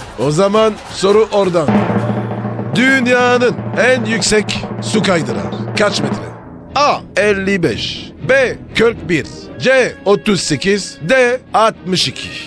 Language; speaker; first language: Turkish; non-native, fluent; French